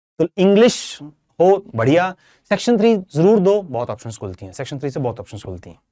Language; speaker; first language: Hindi; non-native, local second language; Punjabi